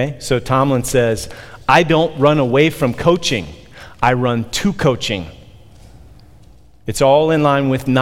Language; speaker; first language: English; native; English